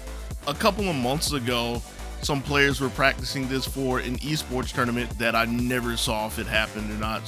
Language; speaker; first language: English; native; English